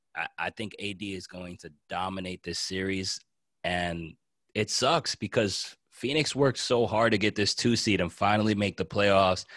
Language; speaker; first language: English; native; English